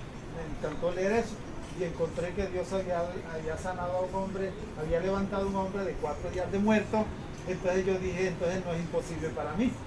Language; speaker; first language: Spanish; native; Spanish